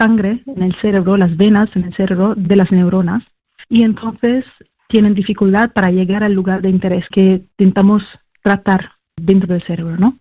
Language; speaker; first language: Spanish; non-native, fluent; French